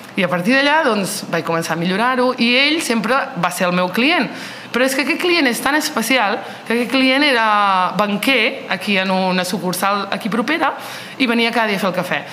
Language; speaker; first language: Catalan; early bilingual, other home language; Riffian